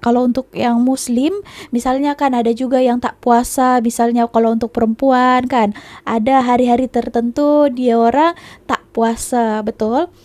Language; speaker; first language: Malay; non-native, local second language; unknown